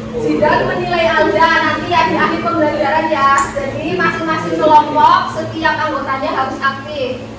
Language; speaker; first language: Indonesian; native; Indonesian